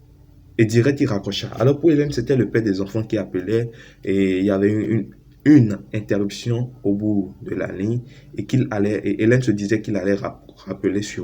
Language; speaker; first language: French; native; French